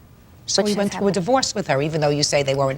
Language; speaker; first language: English; native; English